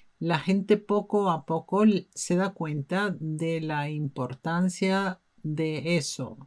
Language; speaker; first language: Spanish; non-native, fluent; Norwegian